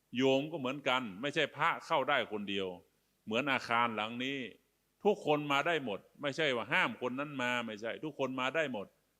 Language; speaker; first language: Thai; native; Thai